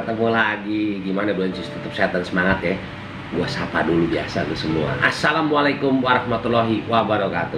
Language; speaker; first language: Indonesian; native; Indonesian